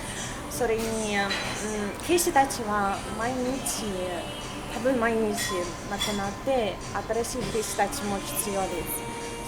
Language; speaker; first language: Japanese; non-native, fluent; Russian